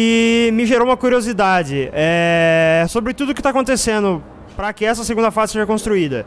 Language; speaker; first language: Portuguese; native; Portuguese